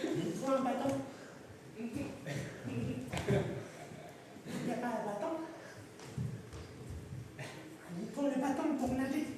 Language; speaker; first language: French; non-native, learner; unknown